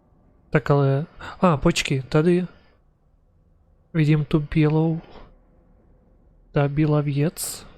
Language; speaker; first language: Czech; non-native, learner; Ukrainian